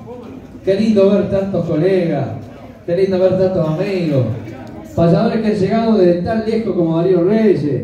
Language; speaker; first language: Spanish; native; Spanish